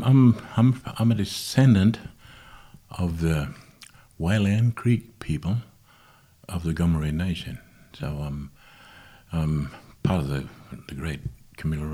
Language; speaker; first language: English; native; English